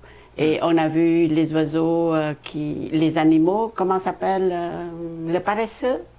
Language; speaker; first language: French; non-native, fluent; Khmer